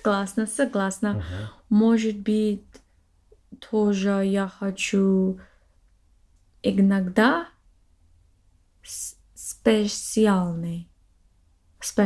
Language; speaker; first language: Russian; non-native, learner; English